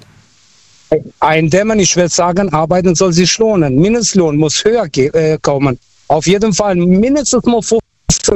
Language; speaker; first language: German; non-native, local second language; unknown